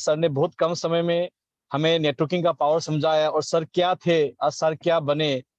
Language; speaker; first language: Hindi; non-native, local second language; Assamese